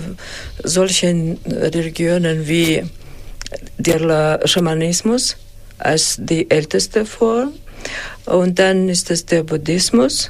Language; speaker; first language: German; non-native, fluent; Russian